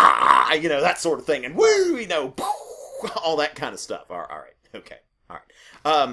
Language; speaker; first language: English; native; English